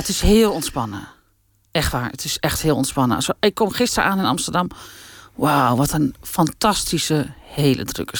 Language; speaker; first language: Dutch; native; Dutch